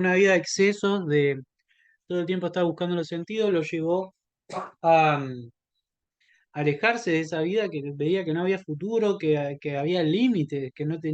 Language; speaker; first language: Spanish; native; Spanish